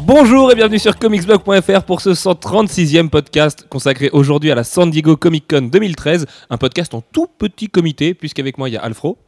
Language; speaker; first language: French; native; French